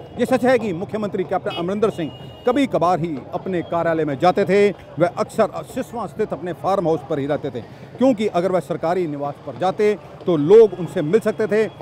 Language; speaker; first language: Hindi; non-native, local second language; Punjabi